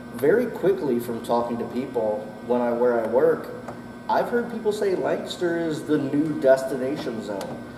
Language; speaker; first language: English; native; English